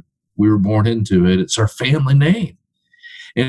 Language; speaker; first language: English; native; English